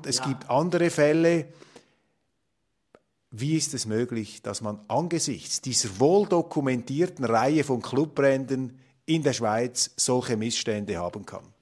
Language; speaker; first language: German; native; German